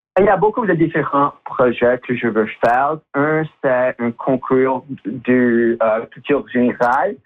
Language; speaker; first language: French; non-native, local second language; English